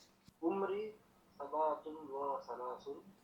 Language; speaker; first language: Arabic; non-native, learner; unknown